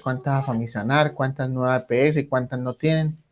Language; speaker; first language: Spanish; native; Spanish